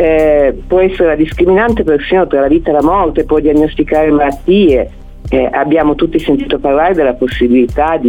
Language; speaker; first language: Italian; native; Italian